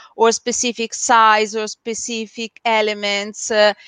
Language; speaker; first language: English; non-native, fluent; Italian